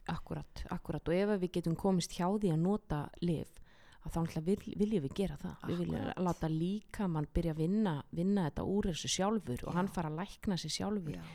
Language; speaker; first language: Icelandic; native; Icelandic